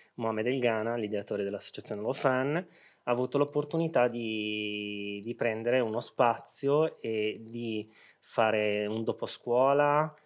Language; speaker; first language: Italian; early bilingual, other home language; Arabic